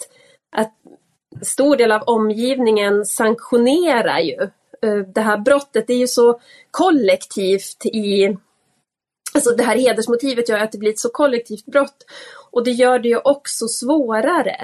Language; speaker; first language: Swedish; native; Swedish